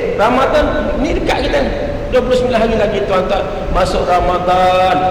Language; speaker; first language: Malay; native; Malay